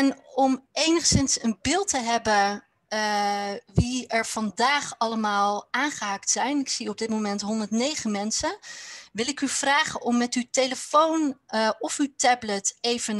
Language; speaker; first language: Dutch; native; Dutch